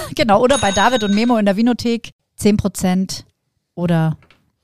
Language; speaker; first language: German; native; German